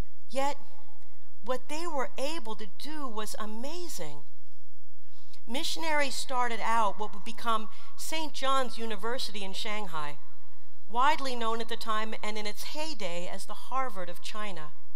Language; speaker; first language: English; native; English